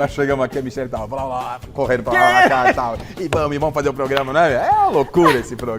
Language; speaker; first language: Portuguese; native; Portuguese